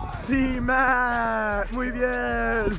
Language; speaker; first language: Spanish; non-native, learner; English